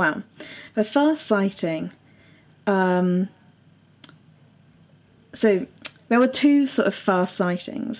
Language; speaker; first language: English; native; English